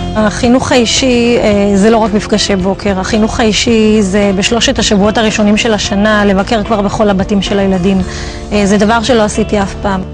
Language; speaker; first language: Hebrew; native; Hebrew